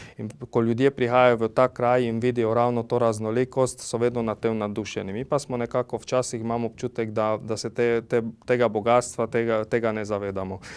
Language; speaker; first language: Slovenian; non-native, local second language; Hungarian